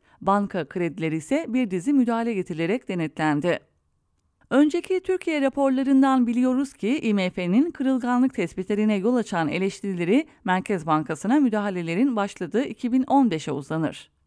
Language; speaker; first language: Turkish; native; Turkish